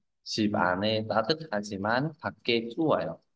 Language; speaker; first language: Korean; non-native, learner; Vietnamese